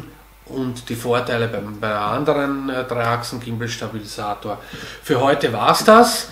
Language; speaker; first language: German; native; German